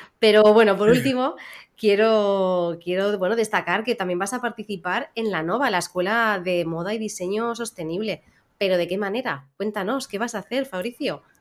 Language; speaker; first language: Spanish; native; Spanish